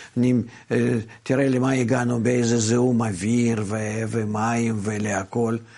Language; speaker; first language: Hebrew; non-native, fluent; Russian